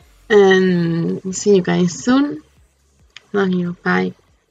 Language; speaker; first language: English; non-native, fluent; Spanish